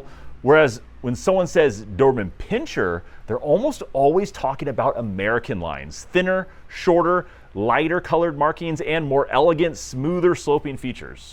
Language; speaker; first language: English; native; English